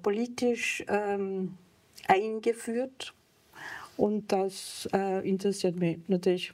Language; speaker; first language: German; non-native, fluent; Serbian